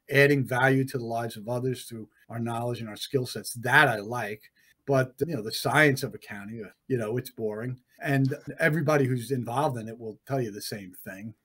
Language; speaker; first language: English; native; English